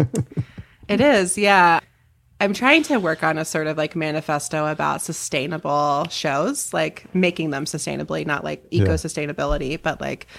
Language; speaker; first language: English; native; English